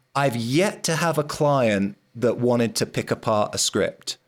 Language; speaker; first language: English; native; English